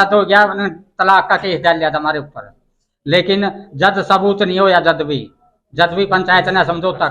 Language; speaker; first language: Hindi; non-native, local second language; Haryanvi